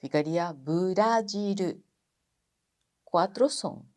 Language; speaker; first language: Portuguese; non-native, fluent; Japanese